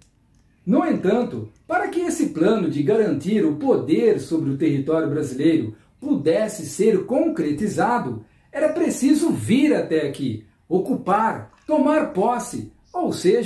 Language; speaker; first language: Portuguese; native; Portuguese